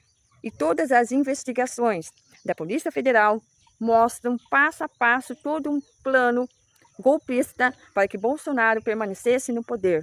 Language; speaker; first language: Portuguese; native; Portuguese